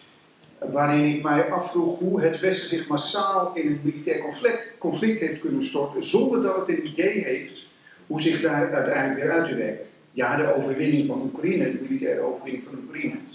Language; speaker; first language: Dutch; native; Dutch